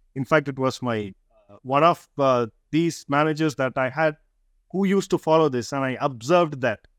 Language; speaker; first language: English; non-native, local second language; Tamil